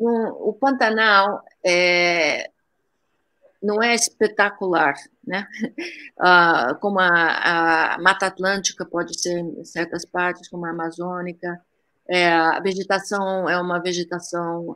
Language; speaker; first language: Portuguese; early bilingual, heritage; Portuguese